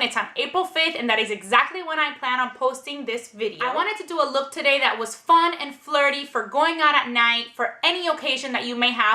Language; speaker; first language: English; native; English